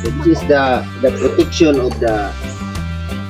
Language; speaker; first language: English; non-native, local second language; Filipino